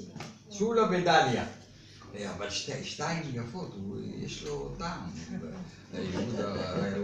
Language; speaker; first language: Hebrew; non-native, fluent; Arabic